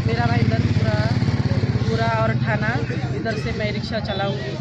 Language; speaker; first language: Hindi; non-native, local second language; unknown